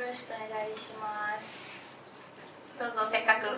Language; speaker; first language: Japanese; non-native, fluent; Malay